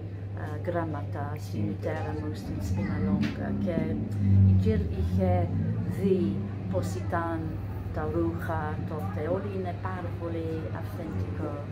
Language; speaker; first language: Greek; non-native, learner; English